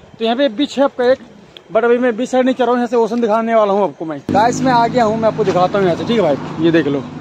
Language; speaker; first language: Hindi; native; Hindi